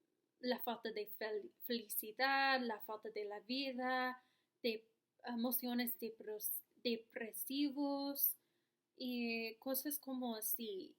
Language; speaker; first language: Spanish; non-native, learner; English